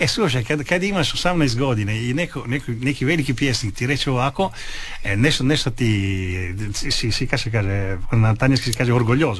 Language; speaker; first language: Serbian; early bilingual, heritage; Italian